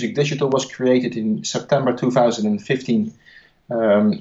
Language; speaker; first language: English; non-native, fluent; Dutch